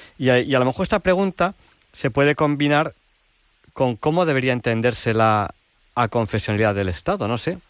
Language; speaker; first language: Spanish; native; Spanish